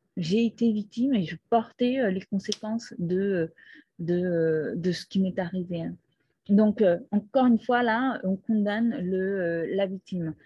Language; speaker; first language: French; non-native, fluent; Portuguese